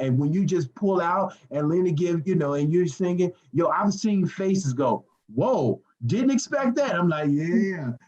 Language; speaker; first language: English; native; English